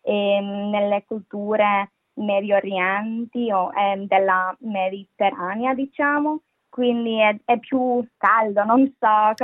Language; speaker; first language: Italian; non-native, fluent; English